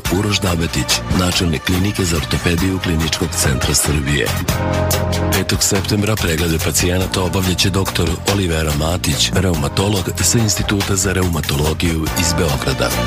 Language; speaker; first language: Serbian; native; Serbian